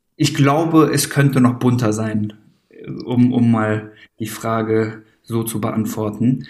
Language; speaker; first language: German; early bilingual, other home language; Persian